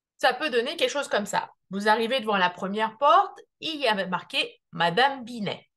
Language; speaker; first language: French; native; French